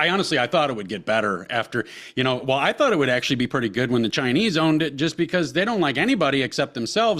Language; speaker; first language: English; native; English